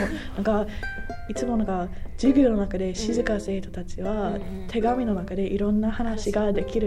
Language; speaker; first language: Japanese; non-native, learner; English